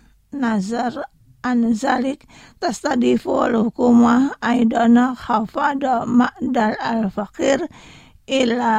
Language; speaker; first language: Arabic; non-native, fluent; Indonesian